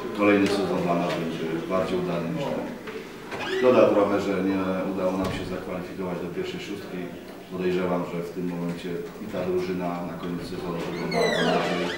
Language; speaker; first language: Polish; native; Polish